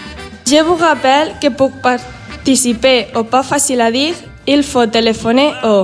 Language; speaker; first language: French; non-native, learner; Spanish